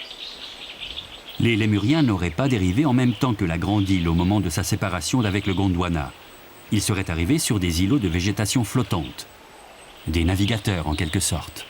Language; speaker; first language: French; native; French